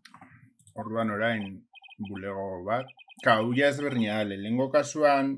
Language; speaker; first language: Basque; non-native, local second language; Spanish